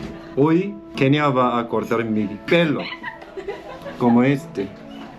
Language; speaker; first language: Spanish; non-native, learner; Korean